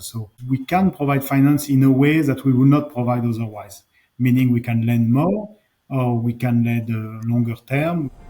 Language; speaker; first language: English; non-native, fluent; French